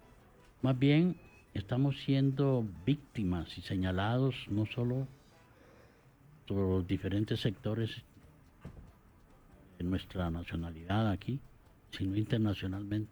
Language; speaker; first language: Spanish; native; Spanish